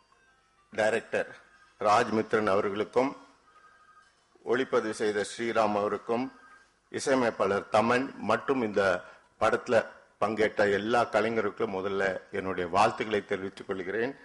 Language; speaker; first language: Tamil; native; Tamil